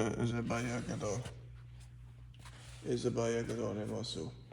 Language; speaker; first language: Hebrew; non-native, fluent; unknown